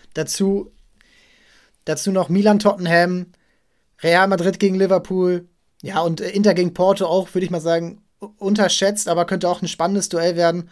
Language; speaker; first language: German; native; German